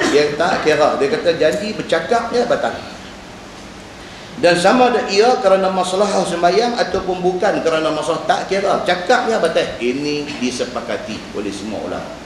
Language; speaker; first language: Malay; native; Malay